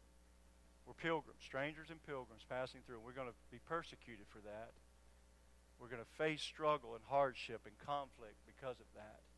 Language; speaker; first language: English; native; English